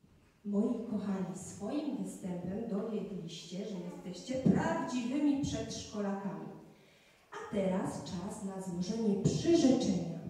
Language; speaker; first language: Polish; native; Polish